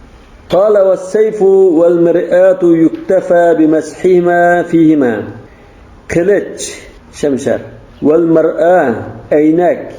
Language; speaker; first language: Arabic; non-native, fluent; Uzbek